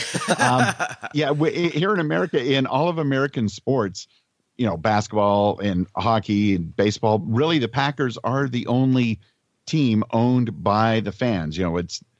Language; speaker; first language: English; native; English